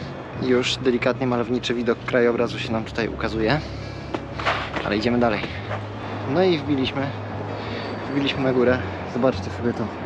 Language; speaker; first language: Polish; native; Polish